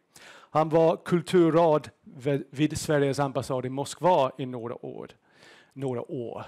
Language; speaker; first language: Swedish; non-native, fluent; English